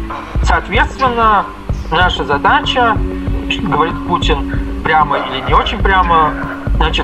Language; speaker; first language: Russian; native; Russian